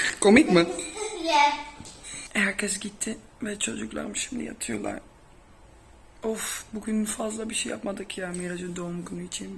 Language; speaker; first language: Turkish; non-native, fluent; Dutch